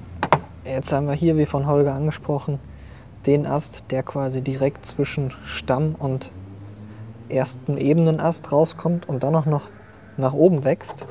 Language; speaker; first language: German; native; German